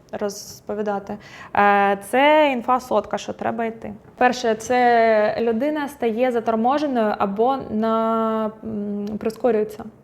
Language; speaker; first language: Ukrainian; non-native, local second language; Russian